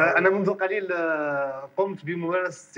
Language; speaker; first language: Arabic; native; Arabic